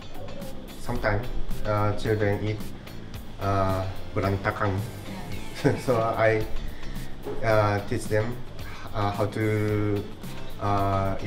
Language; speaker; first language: English; non-native, learner; Japanese